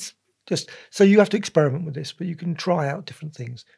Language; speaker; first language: English; native; English